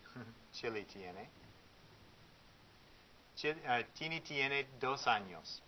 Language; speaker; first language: Spanish; non-native, fluent; English